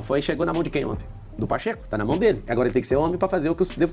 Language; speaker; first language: Portuguese; native; Portuguese